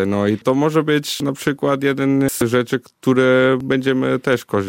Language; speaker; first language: Polish; non-native, fluent; Portuguese